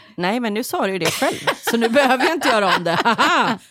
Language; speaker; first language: Swedish; native; Swedish